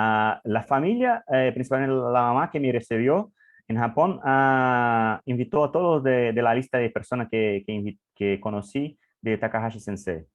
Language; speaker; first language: Spanish; non-native, learner; English